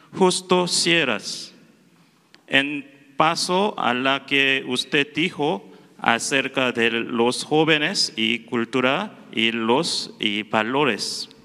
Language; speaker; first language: Spanish; non-native, learner; Korean